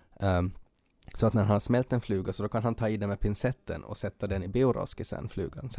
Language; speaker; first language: Swedish; native; Swedish